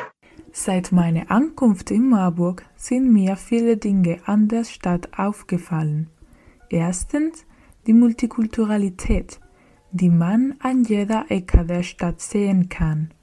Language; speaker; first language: German; non-native, learner; Spanish